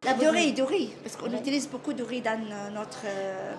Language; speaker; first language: French; non-native, learner; Arabic